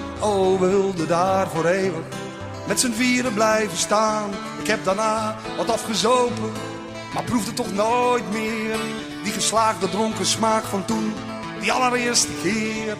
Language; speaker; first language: Dutch; native; Dutch